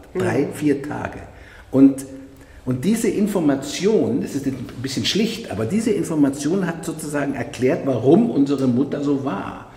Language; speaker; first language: German; native; German